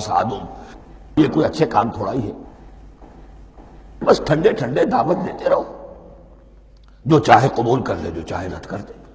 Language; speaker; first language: Urdu; native; Urdu